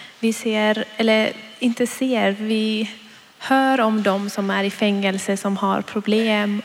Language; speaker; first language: Swedish; non-native, fluent; Persian